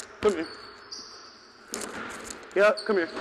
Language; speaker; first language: English; native; English